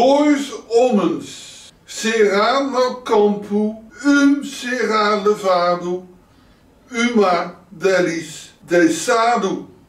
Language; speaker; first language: Portuguese; non-native, learner; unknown